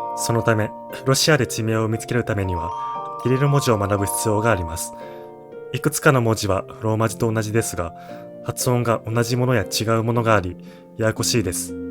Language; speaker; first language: Japanese; native; Japanese